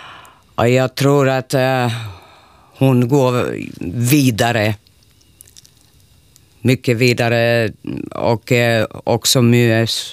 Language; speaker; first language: Swedish; non-native, learner; Finnish